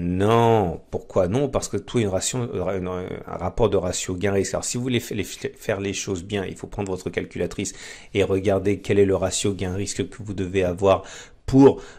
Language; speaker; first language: French; native; French